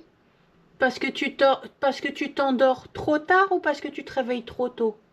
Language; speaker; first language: French; native; French